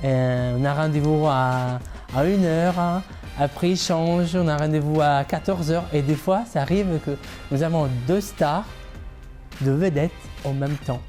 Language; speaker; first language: French; non-native, fluent; Italian